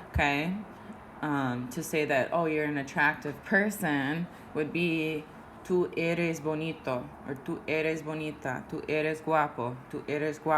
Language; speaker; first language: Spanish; non-native, fluent; English